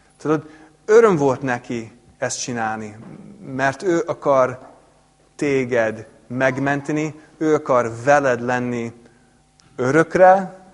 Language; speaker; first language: Hungarian; non-native, fluent; English